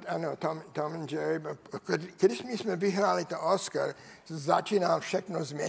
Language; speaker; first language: Czech; non-native, learner; English